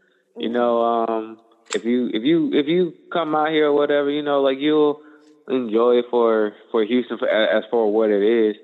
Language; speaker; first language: English; native; English